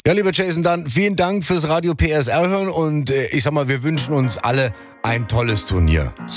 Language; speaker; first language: German; native; German